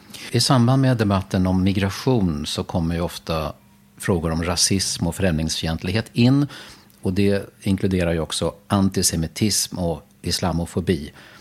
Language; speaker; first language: Swedish; native; Swedish